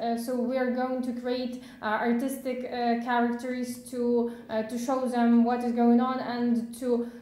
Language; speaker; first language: English; non-native, fluent; Ukrainian